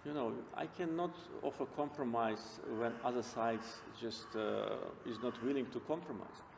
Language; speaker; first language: English; non-native, fluent; Azerbaijani